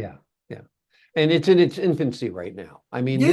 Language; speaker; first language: English; native; English